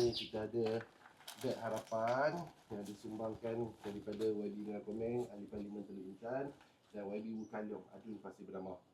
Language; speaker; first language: Malay; native; Malay